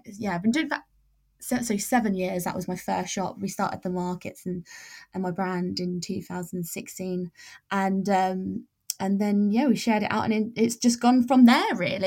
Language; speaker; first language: English; native; English